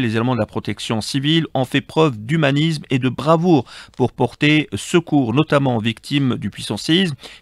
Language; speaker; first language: French; non-native, local second language; Arabic